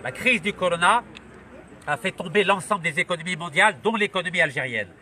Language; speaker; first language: French; non-native, local second language; Arabic